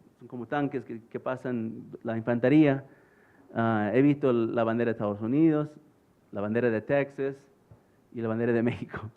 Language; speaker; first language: Spanish; early bilingual, heritage; English